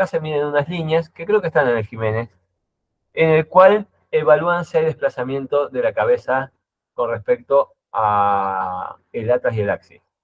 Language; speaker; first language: Spanish; native; Spanish